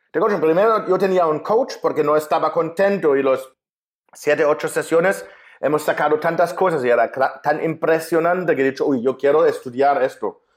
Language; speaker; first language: Spanish; non-native, fluent; German